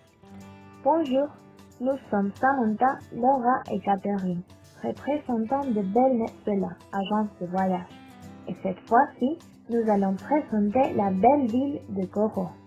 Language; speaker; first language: French; non-native, learner; Spanish